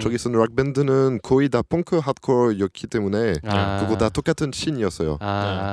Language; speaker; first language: Korean; non-native, learner; French